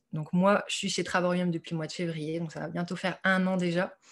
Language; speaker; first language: French; native; French